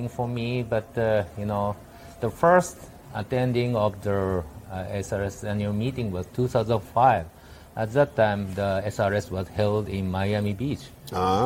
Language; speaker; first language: English; non-native, learner; Japanese